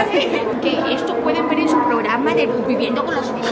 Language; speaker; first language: Spanish; native; Spanish